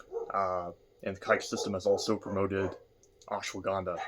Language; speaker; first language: English; native; English